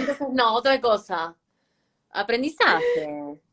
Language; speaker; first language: Spanish; native; Spanish